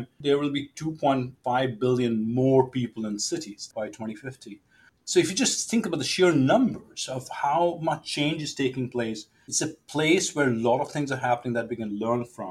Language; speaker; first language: English; non-native, local second language; Hindi